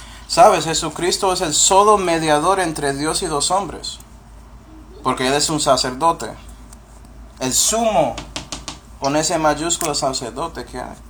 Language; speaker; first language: Spanish; non-native, fluent; English